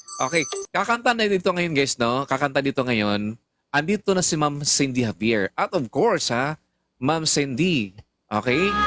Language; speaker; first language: Filipino; non-native, local second language; Cebuano